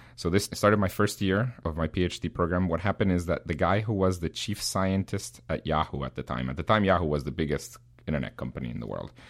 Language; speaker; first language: English; non-native, fluent; Spanish